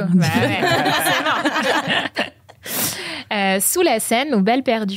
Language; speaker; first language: French; native; French